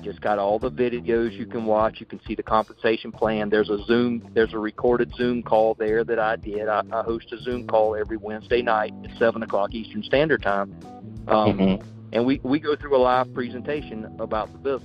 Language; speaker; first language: English; native; English